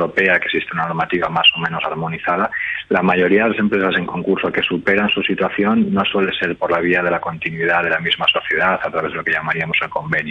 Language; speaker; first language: Spanish; native; Spanish